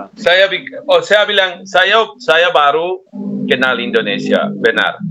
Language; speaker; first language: Indonesian; non-native, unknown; Spanish